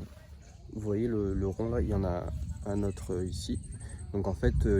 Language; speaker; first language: French; native; French